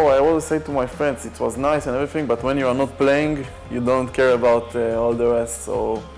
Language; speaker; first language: English; non-native, learner; Hebrew